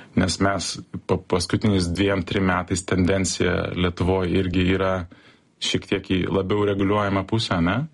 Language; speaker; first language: Lithuanian; early bilingual, heritage; Lithuanian